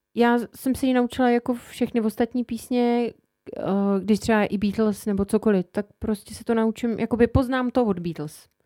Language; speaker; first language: Czech; native; Czech